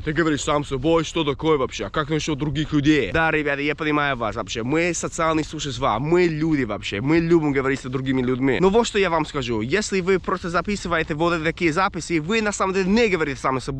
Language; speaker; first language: Russian; non-native, fluent; English